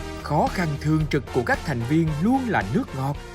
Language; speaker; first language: Vietnamese; native; Vietnamese